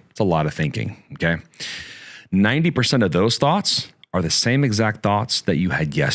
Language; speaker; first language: English; native; English